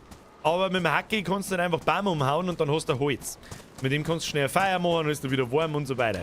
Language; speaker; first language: German; native; German